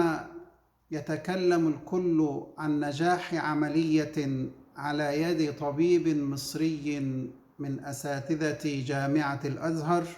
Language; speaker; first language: Arabic; native; Arabic